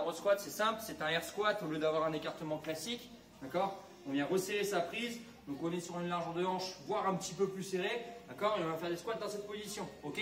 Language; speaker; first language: French; native; French